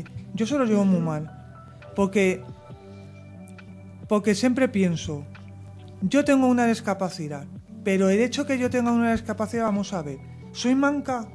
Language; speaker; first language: Spanish; native; Spanish